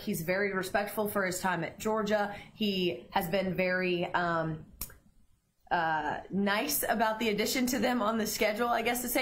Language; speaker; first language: English; native; English